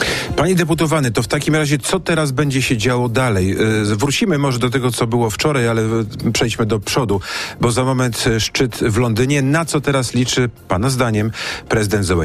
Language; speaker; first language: Polish; native; Polish